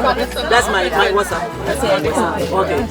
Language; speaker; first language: German; non-native, learner; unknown